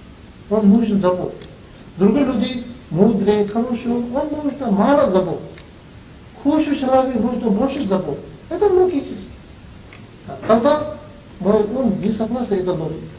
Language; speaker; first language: Russian; non-native, learner; Tibetan